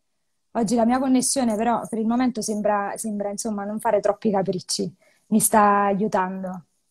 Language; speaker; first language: Italian; native; Italian